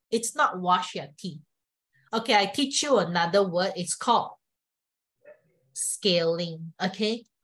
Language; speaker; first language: English; non-native, local second language; Chinese